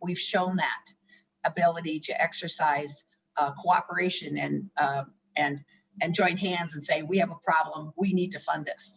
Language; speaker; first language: English; native; English